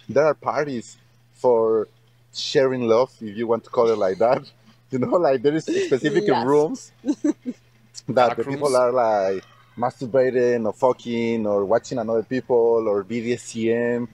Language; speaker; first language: English; non-native, learner; Spanish